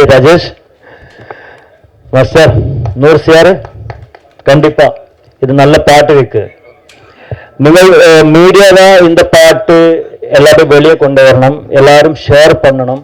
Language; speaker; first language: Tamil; non-native, learner; Malayalam